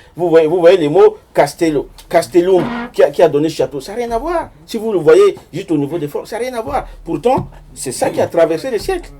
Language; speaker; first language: French; non-native, local second language; Sango